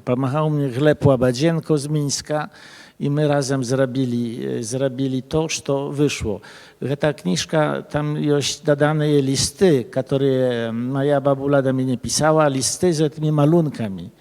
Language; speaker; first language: Polish; early bilingual, other home language; Belarusian